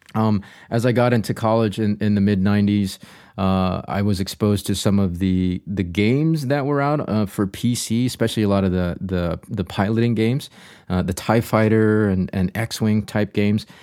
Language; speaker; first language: English; native; English